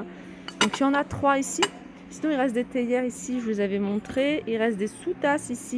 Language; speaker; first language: French; native; French